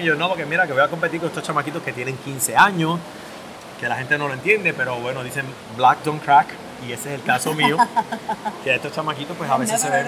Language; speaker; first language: Spanish; native; Spanish